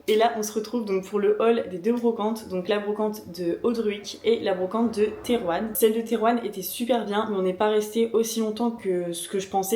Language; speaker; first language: French; native; French